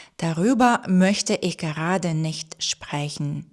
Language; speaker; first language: German; non-native, fluent; Ukrainian